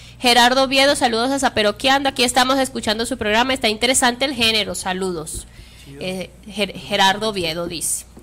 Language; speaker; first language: Spanish; native; Spanish